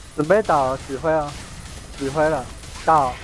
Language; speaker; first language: Chinese; native; Chinese